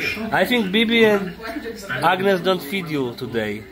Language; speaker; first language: English; non-native, learner; Polish